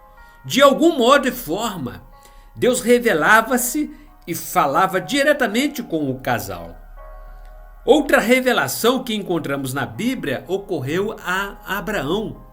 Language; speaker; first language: Portuguese; native; Portuguese